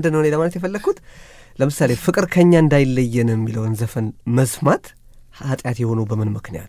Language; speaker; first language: Amharic; native; Amharic